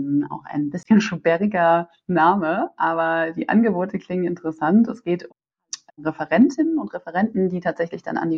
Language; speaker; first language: German; native; German